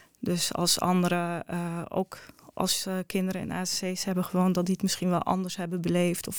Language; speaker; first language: Dutch; early bilingual, other home language; Arabic